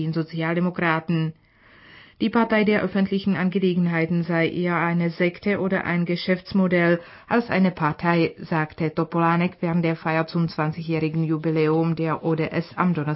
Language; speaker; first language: German; non-native, fluent; Czech